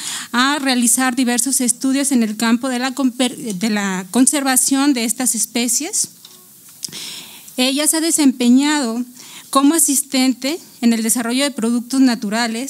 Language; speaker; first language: Spanish; native; Spanish